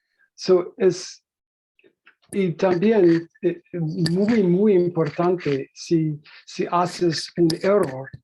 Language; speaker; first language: Spanish; non-native, learner; English